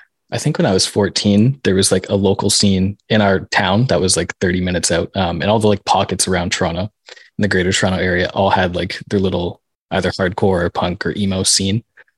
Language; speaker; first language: English; native; English